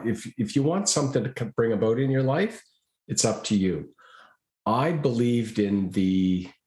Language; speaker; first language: English; native; English